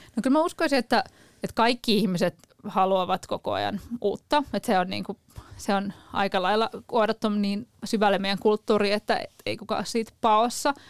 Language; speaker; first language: Finnish; native; Finnish